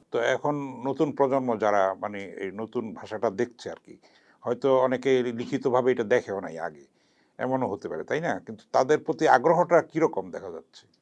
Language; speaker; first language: Bangla; native; Bangla